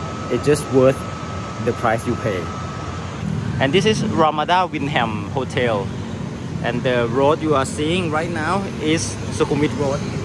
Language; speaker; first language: English; non-native, fluent; Thai